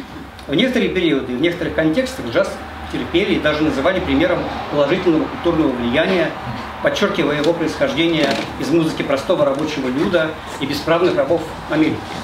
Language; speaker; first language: Russian; native; Russian